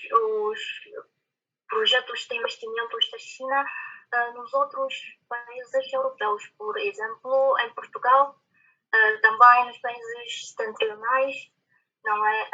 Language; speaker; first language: Portuguese; non-native, fluent; Chinese